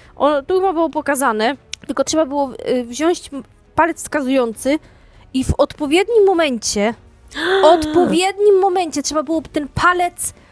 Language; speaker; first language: Polish; native; Polish